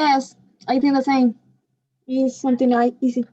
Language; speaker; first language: English; non-native, learner; Spanish